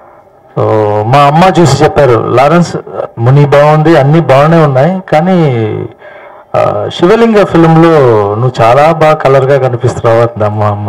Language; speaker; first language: Telugu; non-native, local second language; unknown